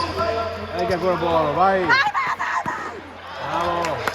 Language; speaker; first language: Italian; native; Italian